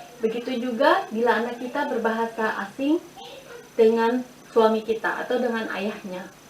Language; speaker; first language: Indonesian; native; Indonesian